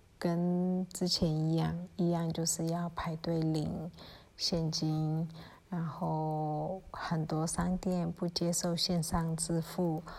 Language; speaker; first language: Chinese; early bilingual, heritage; Chinese